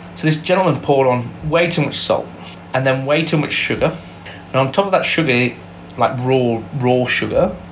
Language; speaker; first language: English; native; English